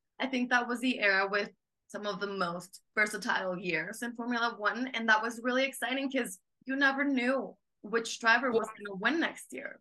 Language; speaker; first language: English; non-native, fluent; Spanish